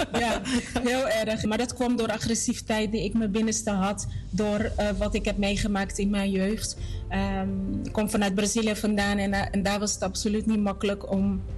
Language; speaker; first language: Dutch; non-native, fluent; Portuguese